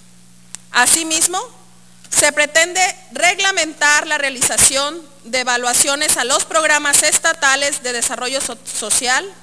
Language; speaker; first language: Spanish; native; Spanish